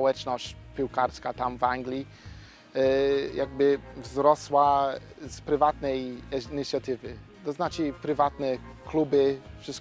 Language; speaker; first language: Polish; non-native, fluent; English